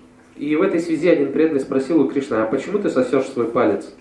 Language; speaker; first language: Russian; native; Russian